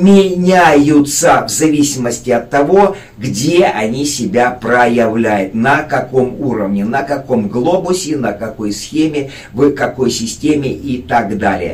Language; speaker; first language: Russian; native; Russian